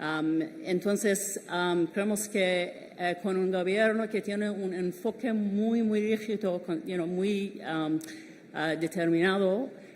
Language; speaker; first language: Spanish; non-native, fluent; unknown